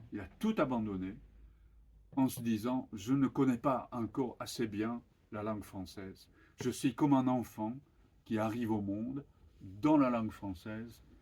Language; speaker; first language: French; non-native, fluent; Japanese